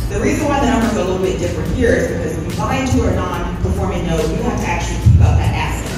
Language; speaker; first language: English; native; English